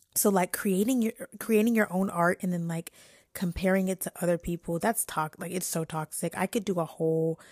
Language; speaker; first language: English; native; English